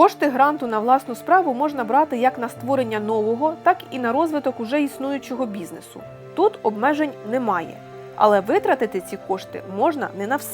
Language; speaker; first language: Ukrainian; native; Ukrainian